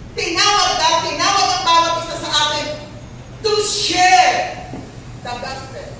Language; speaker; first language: Filipino; native; Filipino